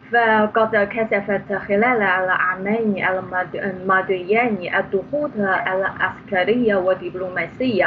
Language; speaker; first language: Arabic; non-native, fluent; Chinese